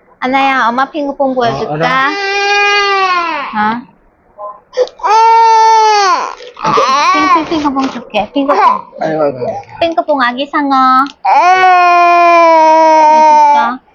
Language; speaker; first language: Korean; non-native, learner; Vietnamese